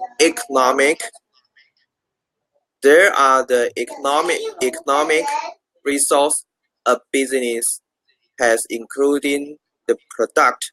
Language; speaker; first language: English; non-native, learner; Chinese